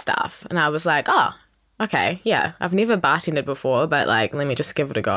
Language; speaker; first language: English; native; English